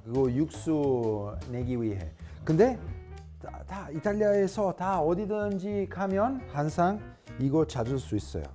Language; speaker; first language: Korean; non-native, fluent; Italian